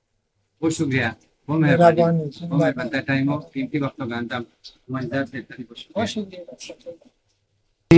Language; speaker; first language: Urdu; non-native, local second language; Khowar